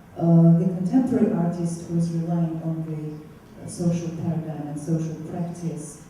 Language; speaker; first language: English; non-native, fluent; Russian